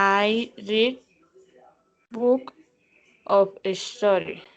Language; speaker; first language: English; non-native, learner; Spanish